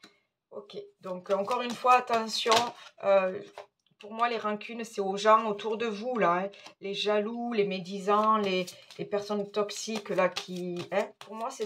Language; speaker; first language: French; native; French